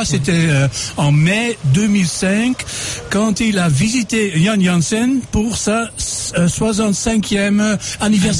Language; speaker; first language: French; non-native, fluent; Dutch